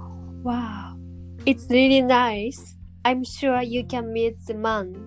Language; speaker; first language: English; non-native, learner; Japanese